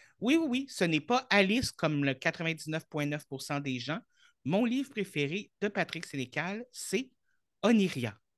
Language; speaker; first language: French; native; French